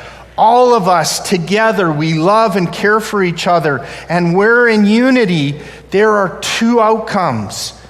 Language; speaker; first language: English; native; English